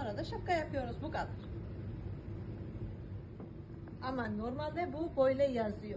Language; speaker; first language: Turkish; non-native, fluent; Georgian